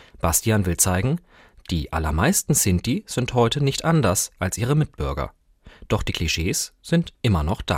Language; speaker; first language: German; native; German